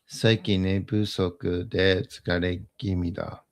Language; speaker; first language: Japanese; non-native, learner; English